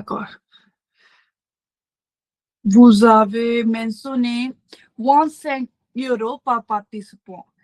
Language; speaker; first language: French; non-native, learner; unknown